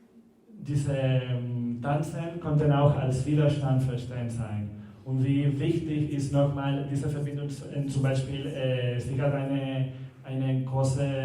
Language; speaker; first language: German; non-native, learner; Spanish